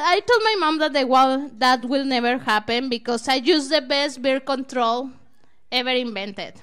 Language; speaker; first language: English; non-native, learner; Spanish